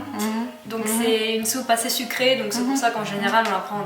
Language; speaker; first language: French; native; French